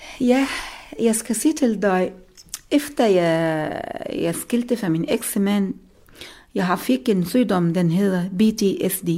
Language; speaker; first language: Danish; non-native, learner; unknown